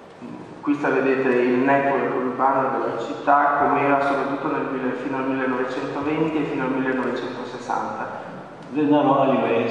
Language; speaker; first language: Italian; native; Italian